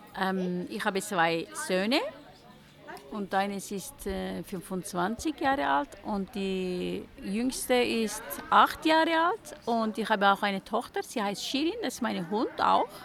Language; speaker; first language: German; non-native, learner; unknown